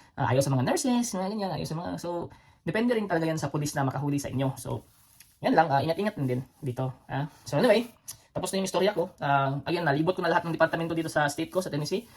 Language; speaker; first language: Filipino; non-native, local second language; Cebuano